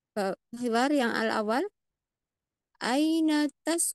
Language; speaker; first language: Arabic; non-native, fluent; Indonesian